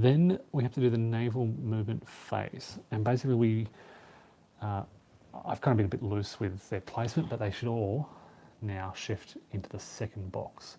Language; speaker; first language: English; native; English